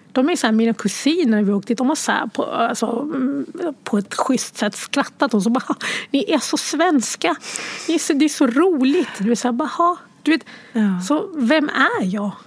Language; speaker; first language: Swedish; early bilingual, other home language; Arabic